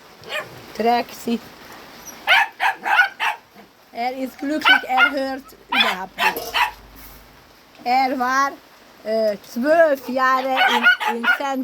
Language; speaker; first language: German; non-native, learner; Hungarian